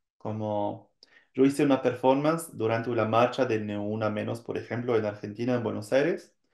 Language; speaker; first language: Spanish; non-native, fluent; French